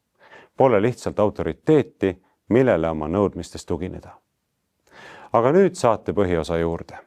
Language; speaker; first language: Estonian; native; Estonian